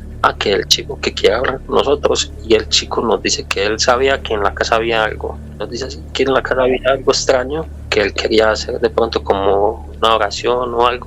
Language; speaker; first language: Spanish; native; Spanish